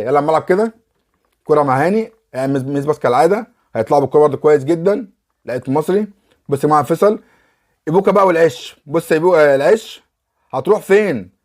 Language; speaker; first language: Arabic; native; Arabic